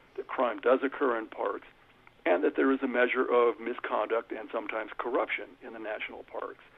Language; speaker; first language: English; native; English